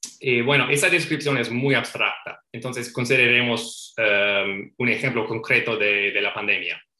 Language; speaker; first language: Spanish; non-native, fluent; English